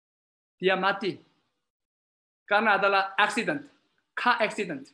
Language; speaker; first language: Indonesian; non-native, learner; Korean